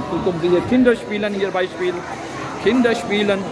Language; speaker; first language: German; non-native, learner; Urdu